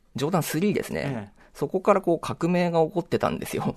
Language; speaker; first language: Japanese; native; Japanese